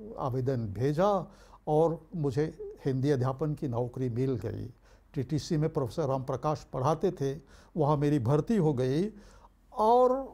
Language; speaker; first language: Hindi; early bilingual, heritage; Bhojpuri